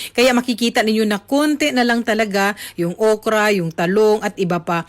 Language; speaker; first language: Filipino; native; Filipino